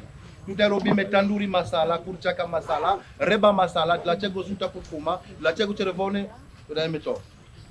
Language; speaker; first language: Polish; non-native, learner; Swahili